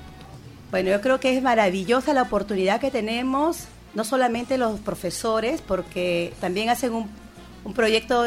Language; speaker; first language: Spanish; native; Spanish